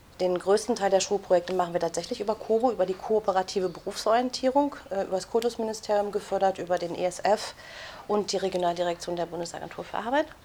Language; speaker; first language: German; native; German